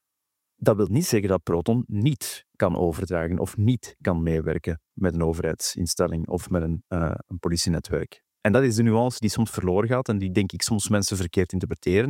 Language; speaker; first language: Dutch; native; Dutch